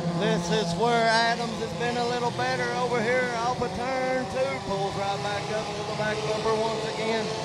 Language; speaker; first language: English; native; English